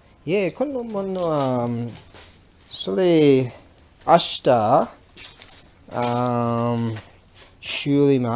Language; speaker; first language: Japanese; non-native, learner; English